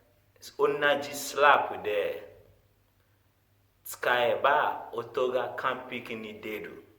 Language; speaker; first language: Japanese; non-native, fluent; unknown